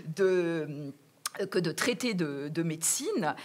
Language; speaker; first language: French; native; French